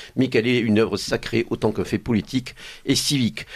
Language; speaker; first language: French; native; French